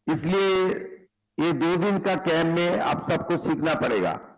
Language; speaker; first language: Hindi; non-native, local second language; Bangla